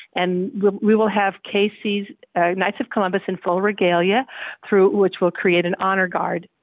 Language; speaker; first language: English; native; English